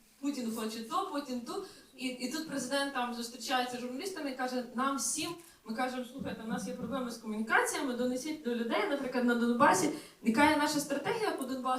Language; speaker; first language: Ukrainian; native; Ukrainian